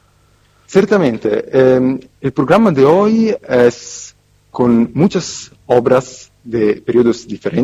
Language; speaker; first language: Spanish; non-native, fluent; Italian